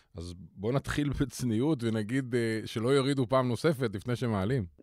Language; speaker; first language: Hebrew; non-native, fluent; English